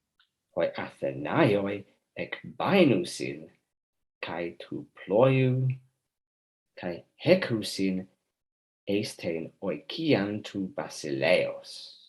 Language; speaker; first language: Greek; non-native, fluent; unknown